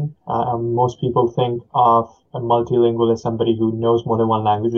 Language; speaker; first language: English; non-native, local second language; Punjabi